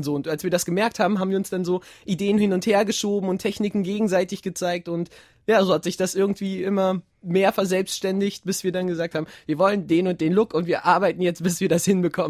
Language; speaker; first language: German; native; German